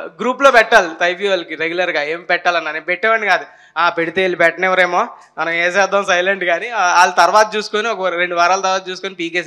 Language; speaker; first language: Telugu; native; Telugu